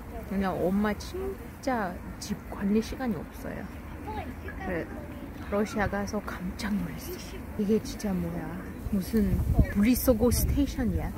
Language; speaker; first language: Korean; non-native, fluent; Russian